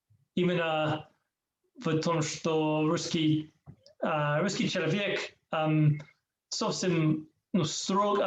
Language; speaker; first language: Russian; non-native, learner; English